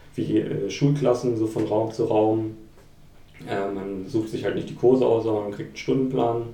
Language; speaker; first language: German; native; German